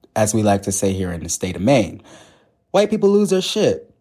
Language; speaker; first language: English; native; English